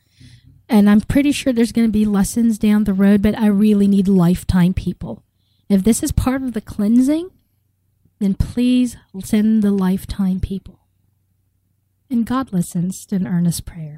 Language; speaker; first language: English; native; English